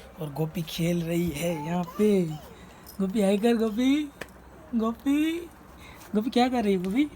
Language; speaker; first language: Urdu; non-native, local second language; Sindhi